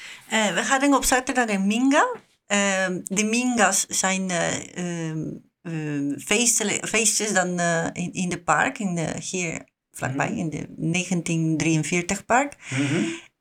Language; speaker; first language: Dutch; non-native, learner; Spanish